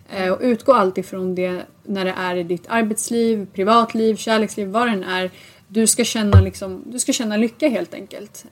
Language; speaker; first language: Swedish; early bilingual, other home language; Assyrian Neo-Aramaic